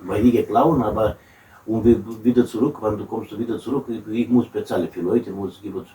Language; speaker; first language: German; non-native, learner; Romanian